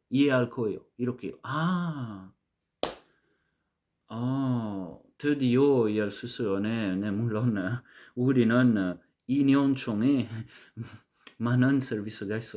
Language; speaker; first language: Korean; non-native, learner; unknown